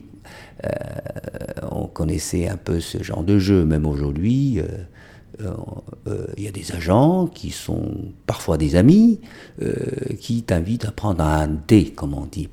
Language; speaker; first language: French; non-native, fluent; Chinese